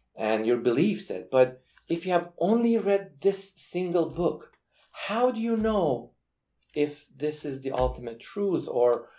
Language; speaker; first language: English; non-native, fluent; Persian